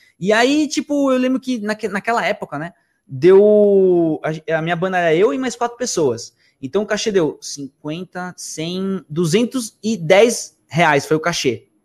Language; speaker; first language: Portuguese; early bilingual, other home language; Spanish